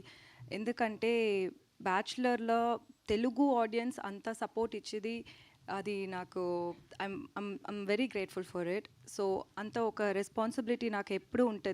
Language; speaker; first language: Telugu; non-native, learner; Tamil